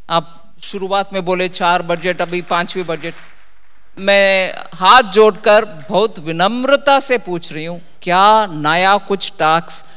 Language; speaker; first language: Hindi; non-native, local second language; Tamil